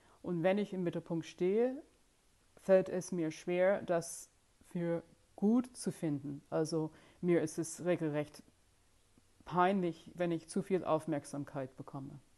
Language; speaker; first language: German; non-native, fluent; English